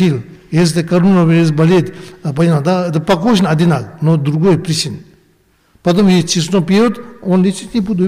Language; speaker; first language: Russian; non-native, learner; Tibetan